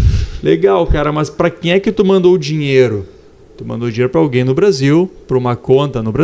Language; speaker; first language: Portuguese; native; Portuguese